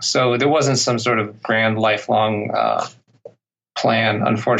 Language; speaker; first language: English; native; English